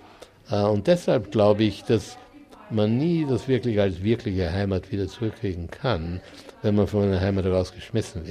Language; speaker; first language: German; native; German